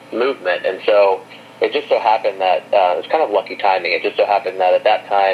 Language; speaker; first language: English; native; English